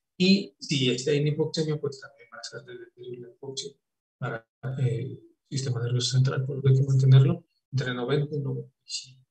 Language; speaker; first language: Spanish; native; Spanish